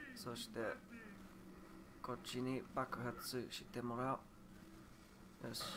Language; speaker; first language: Japanese; non-native, learner; English